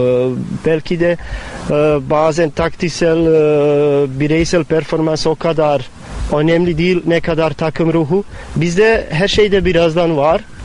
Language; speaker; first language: Turkish; non-native, fluent; Bosnian